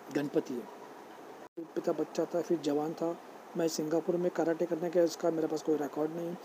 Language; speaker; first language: Hindi; non-native, local second language; Marathi